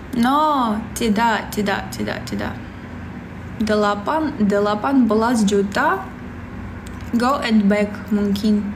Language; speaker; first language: Indonesian; non-native, learner; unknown